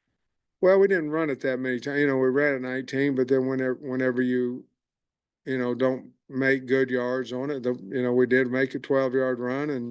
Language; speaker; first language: English; native; English